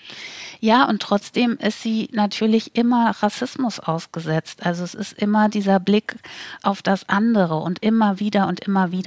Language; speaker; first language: German; native; German